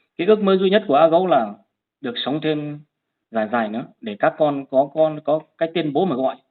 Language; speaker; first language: Vietnamese; non-native, local second language; Hmong